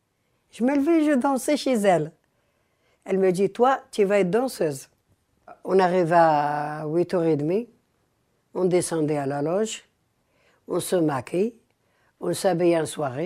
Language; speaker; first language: French; early bilingual, other home language; Arabic